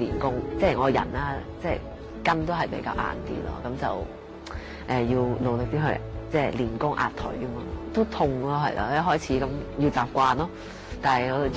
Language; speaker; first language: Cantonese; native; Cantonese